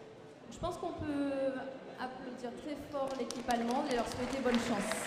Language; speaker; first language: French; native; French